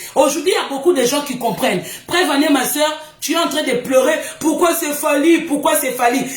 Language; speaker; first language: French; non-native, local second language; Lingala